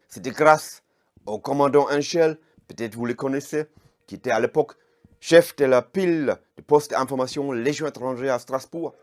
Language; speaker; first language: French; non-native, fluent; German